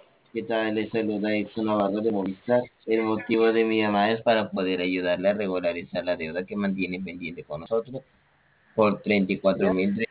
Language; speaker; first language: Spanish; native; Spanish